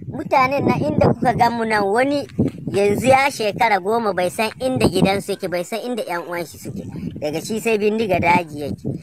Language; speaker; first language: Hausa; non-native, local second language; Fula